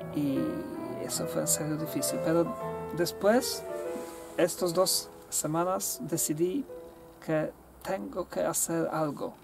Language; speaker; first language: Spanish; non-native, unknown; Polish